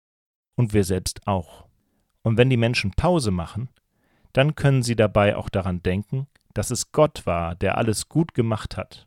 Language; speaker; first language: German; native; German